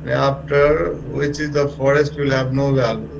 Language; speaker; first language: English; non-native, local second language; Nepali